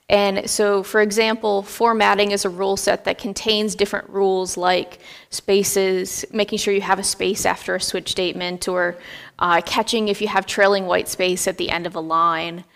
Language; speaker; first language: English; native; English